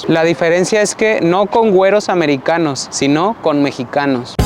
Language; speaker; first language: Spanish; native; Spanish